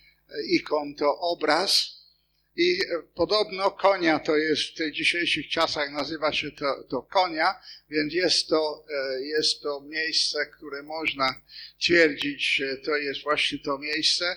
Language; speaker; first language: Polish; non-native, fluent; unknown